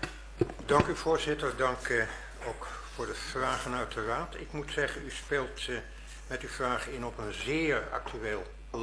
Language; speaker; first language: Dutch; native; Dutch